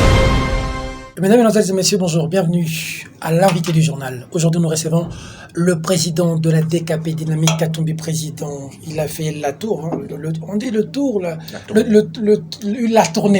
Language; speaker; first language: French; non-native, local second language; Lingala